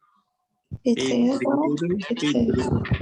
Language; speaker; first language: Portuguese; non-native, learner; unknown